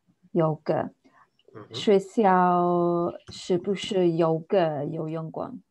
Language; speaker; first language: Chinese; non-native, learner; English